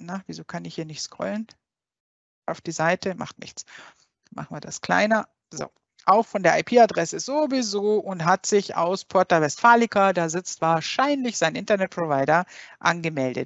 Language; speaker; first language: German; native; German